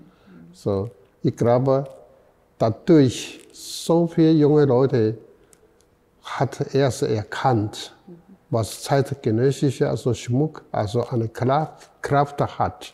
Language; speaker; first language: German; non-native, fluent; Chinese